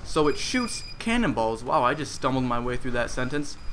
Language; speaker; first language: English; native; English